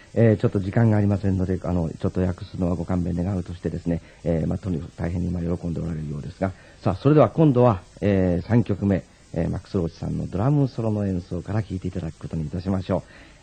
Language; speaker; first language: Japanese; native; Japanese